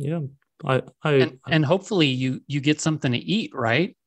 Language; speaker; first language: English; native; English